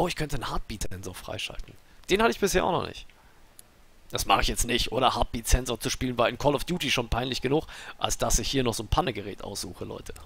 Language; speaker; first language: German; native; German